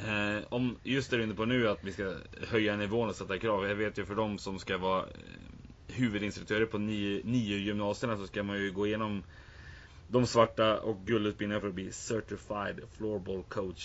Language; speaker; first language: Swedish; native; Swedish